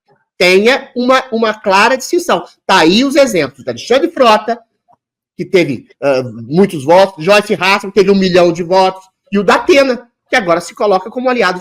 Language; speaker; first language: Portuguese; native; Portuguese